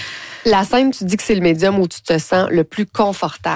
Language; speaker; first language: French; native; French